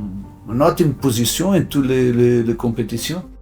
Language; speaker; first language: French; non-native, fluent; Portuguese